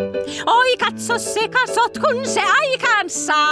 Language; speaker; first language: Finnish; native; Finnish